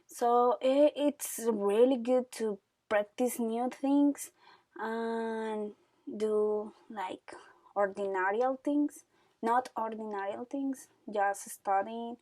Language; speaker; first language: English; non-native, learner; Spanish